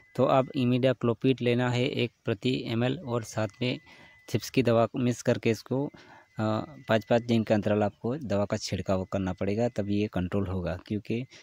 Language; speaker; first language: Hindi; non-native, local second language; Gujarati